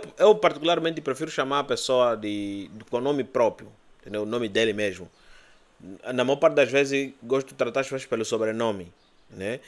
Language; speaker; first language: Portuguese; native; Portuguese